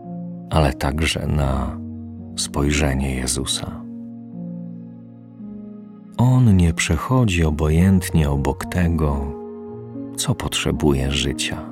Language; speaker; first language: Polish; native; Polish